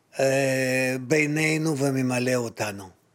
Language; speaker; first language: Hebrew; non-native, fluent; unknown